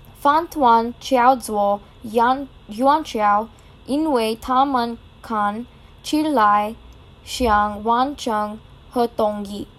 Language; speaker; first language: Chinese; non-native, learner; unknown